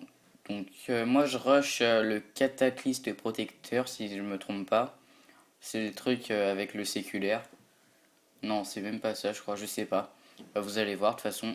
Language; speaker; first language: French; native; French